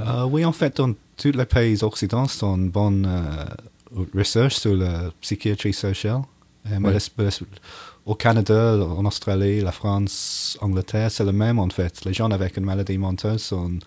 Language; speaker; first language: French; non-native, learner; English